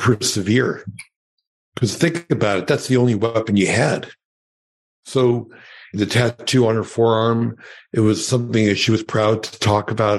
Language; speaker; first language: English; early bilingual, other home language; Yiddish